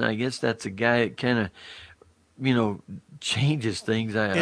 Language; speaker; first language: English; native; English